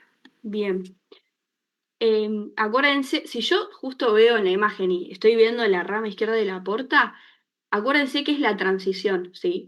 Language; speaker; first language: Spanish; native; Spanish